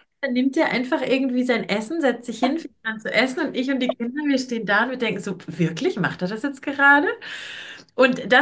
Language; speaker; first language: German; native; German